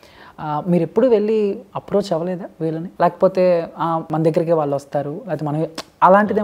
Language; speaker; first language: Telugu; native; Telugu